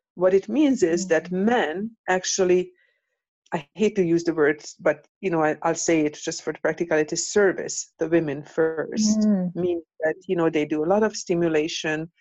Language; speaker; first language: English; non-native, fluent; Hungarian